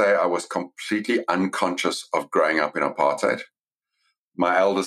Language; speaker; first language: English; native; English